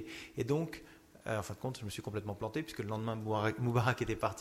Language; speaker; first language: French; native; French